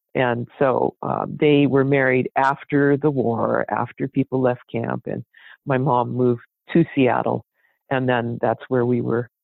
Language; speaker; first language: English; native; English